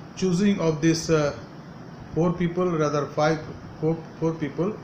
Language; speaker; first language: English; non-native, local second language; Hindi